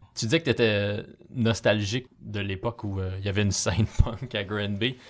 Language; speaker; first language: French; native; French